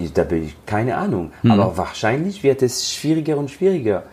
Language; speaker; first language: German; non-native, learner; French